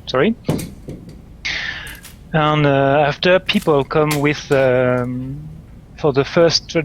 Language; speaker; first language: English; non-native, learner; French